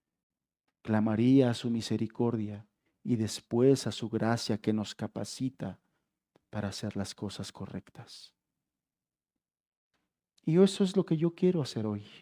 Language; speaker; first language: Spanish; native; Spanish